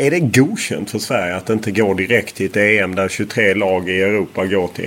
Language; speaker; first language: Swedish; native; Swedish